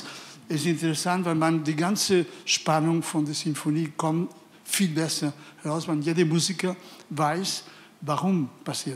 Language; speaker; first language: German; non-native, fluent; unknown